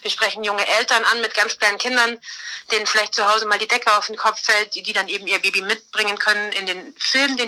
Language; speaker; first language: German; native; German